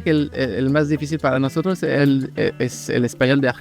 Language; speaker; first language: Spanish; non-native, learner; French